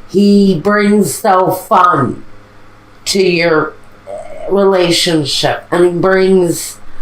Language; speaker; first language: English; native; English